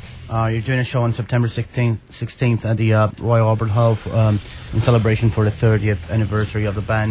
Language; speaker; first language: English; non-native, fluent; Portuguese